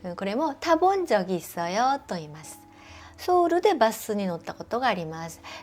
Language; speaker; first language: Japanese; non-native, fluent; Korean